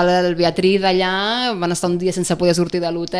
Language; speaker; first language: Catalan; native; Catalan